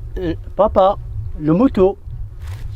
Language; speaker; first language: French; non-native, learner; Central Atlas Tamazight